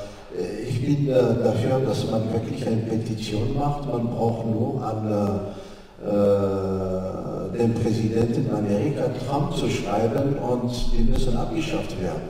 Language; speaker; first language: German; non-native, fluent; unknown